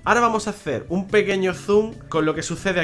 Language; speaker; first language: Spanish; native; Spanish